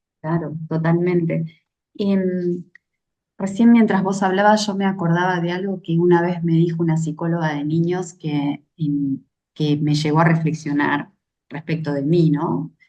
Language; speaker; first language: Spanish; native; Spanish